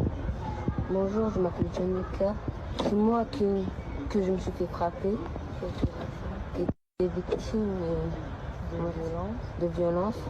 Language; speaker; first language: French; native; French